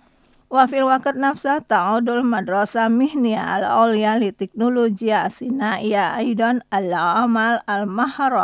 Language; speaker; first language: Arabic; non-native, fluent; Indonesian